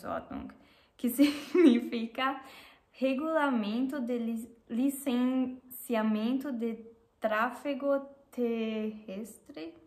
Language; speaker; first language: Portuguese; non-native, learner; German